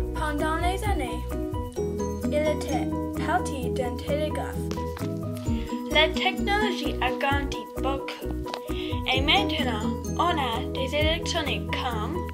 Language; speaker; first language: French; non-native, local second language; English